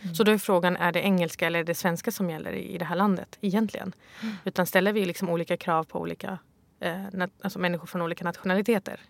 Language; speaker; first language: Swedish; early bilingual, other home language; Arabic